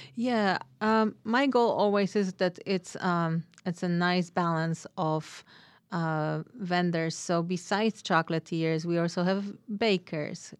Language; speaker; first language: English; non-native, fluent; Polish